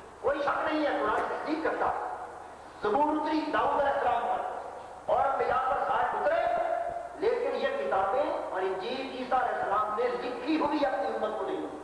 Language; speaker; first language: Urdu; non-native, local second language; Punjabi